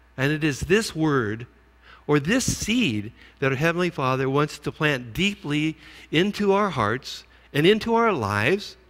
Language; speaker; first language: English; native; English